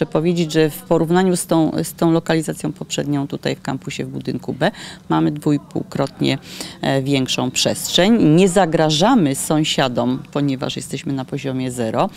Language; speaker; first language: Polish; native; Polish